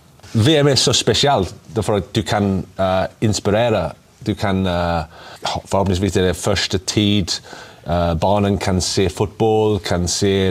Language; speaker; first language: Swedish; non-native, learner; English